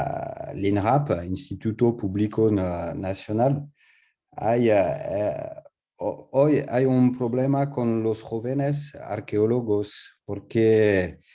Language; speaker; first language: Spanish; non-native, learner; French